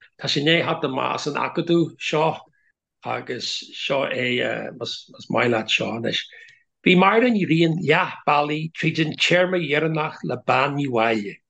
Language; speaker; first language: Irish; non-native, local second language; English